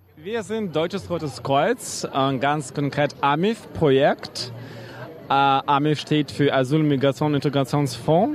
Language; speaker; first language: German; non-native, fluent; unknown